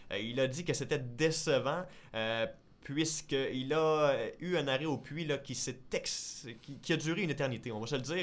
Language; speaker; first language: French; native; French